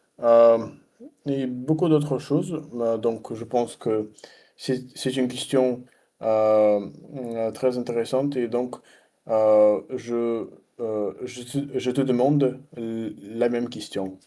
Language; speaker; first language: French; non-native, learner; Russian